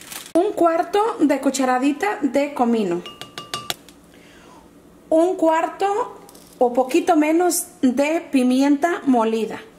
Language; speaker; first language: Spanish; native; Spanish